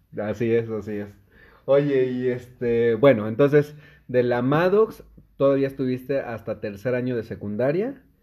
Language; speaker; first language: Spanish; native; Spanish